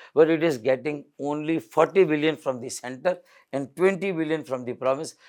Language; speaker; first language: English; non-native, local second language; Urdu